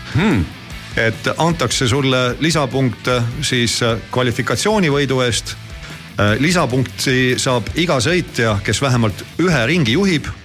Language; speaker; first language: Estonian; native; Estonian